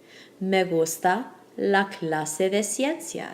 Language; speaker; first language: Spanish; non-native, fluent; English